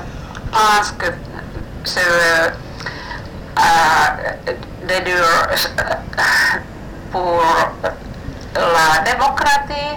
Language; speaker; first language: French; non-native, learner; Finnish